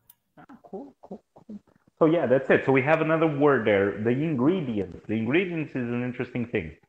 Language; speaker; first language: English; non-native, fluent; Portuguese